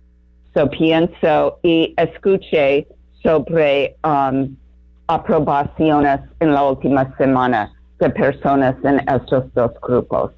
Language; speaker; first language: Spanish; non-native, learner; English